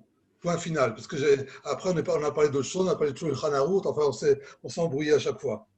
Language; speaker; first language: French; native; French